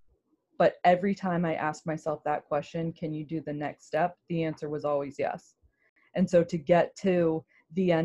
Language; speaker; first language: English; native; English